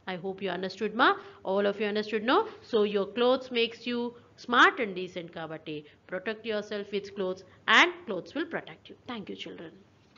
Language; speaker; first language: English; non-native, local second language; Telugu